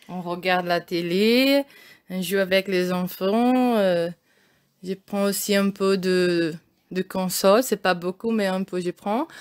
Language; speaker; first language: French; non-native, learner; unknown